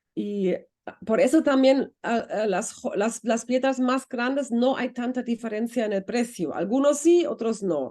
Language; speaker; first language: Spanish; non-native, fluent; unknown